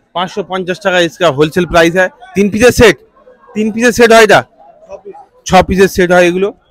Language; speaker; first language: Hindi; non-native, local second language; Bangla